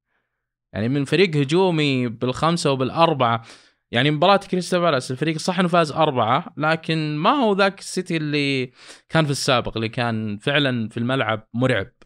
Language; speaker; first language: Arabic; native; Arabic